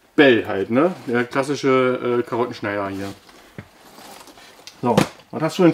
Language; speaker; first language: German; native; German